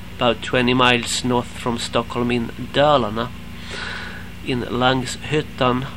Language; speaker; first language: English; non-native, learner; Swedish